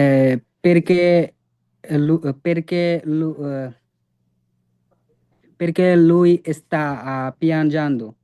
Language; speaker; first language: Italian; non-native, learner; Bangla